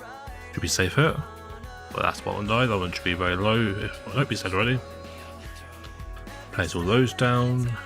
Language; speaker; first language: English; native; English